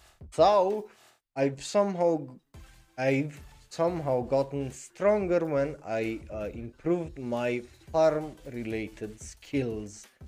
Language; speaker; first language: English; non-native, fluent; Romanian